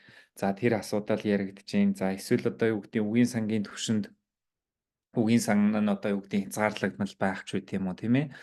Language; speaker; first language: Mongolian; native; Mongolian